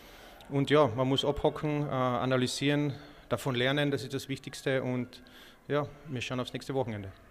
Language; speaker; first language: German; native; German